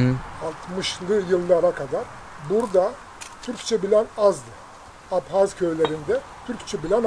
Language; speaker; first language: Turkish; non-native, local second language; Abkhazian